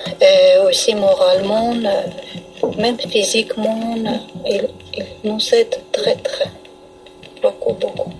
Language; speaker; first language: French; non-native, learner; Armenian